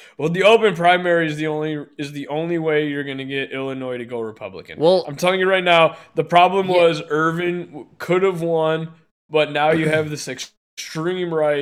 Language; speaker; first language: English; native; English